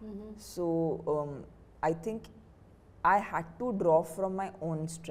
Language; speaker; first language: Telugu; non-native, fluent; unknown